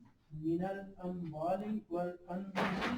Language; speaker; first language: Arabic; non-native, learner; Urdu